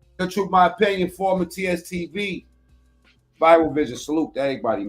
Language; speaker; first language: English; native; English